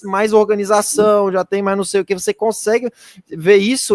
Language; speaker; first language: Portuguese; native; Portuguese